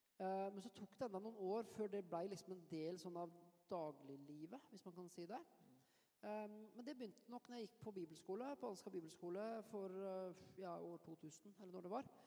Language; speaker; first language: Norwegian; native; Norwegian